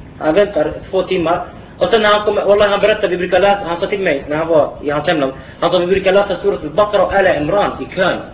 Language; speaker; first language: Swedish; non-native, fluent; Arabic